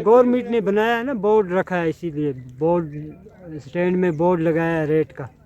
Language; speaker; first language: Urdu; non-native, local second language; Kashmiri